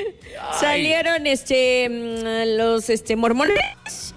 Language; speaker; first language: Spanish; native; Spanish